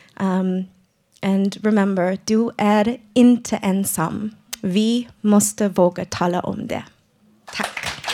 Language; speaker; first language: Swedish; non-native, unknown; English